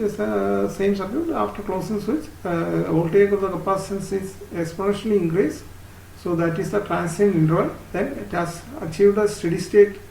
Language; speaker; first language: English; non-native, local second language; Malayalam